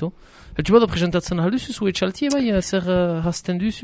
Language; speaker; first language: Basque; native; Basque